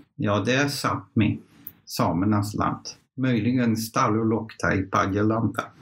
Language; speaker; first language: Swedish; non-native, fluent; Dutch